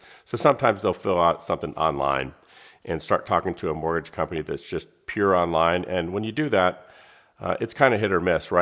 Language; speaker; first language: English; native; English